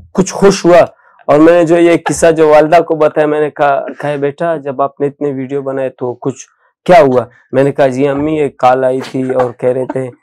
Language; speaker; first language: Urdu; non-native, local second language; Baluchi